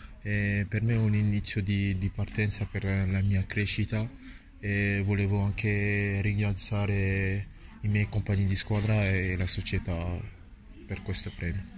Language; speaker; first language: Italian; non-native, learner; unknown